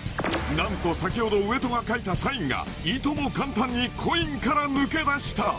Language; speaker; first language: Japanese; native; Japanese